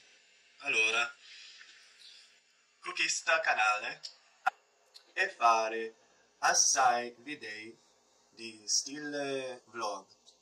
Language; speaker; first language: Italian; non-native, learner; English